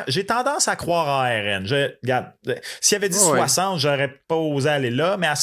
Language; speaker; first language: French; native; French